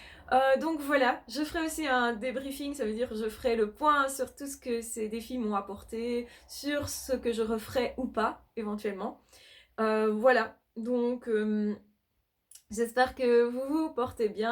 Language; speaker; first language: French; native; French